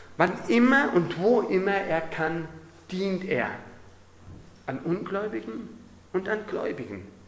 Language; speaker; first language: German; native; German